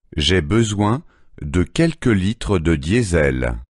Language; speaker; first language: French; native; French